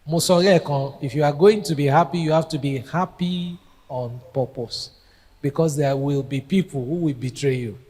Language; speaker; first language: English; non-native, local second language; Yoruba